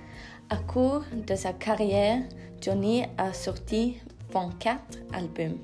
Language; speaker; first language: French; non-native, learner; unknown